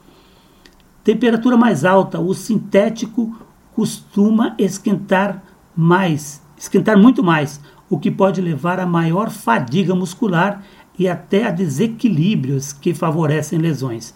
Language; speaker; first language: Portuguese; native; Portuguese